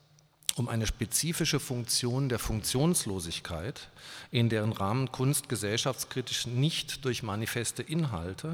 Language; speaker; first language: German; native; German